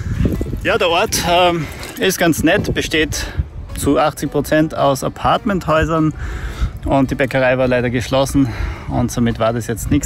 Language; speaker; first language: German; native; German